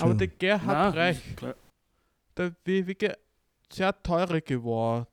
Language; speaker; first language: German; non-native, learner; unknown